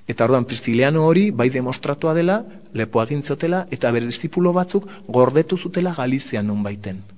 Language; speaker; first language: Basque; non-native, local second language; Spanish